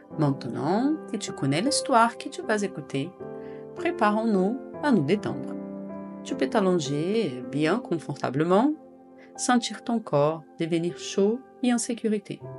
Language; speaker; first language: French; non-native, fluent; Portuguese